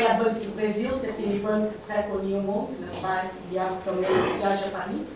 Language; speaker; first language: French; non-native, fluent; Portuguese